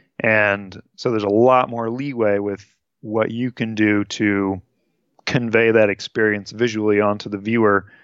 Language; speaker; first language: English; native; English